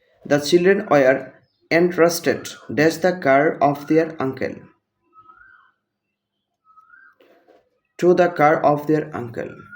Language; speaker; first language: English; non-native, local second language; Bangla